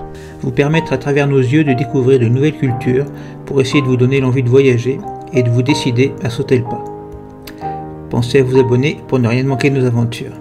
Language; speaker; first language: French; native; French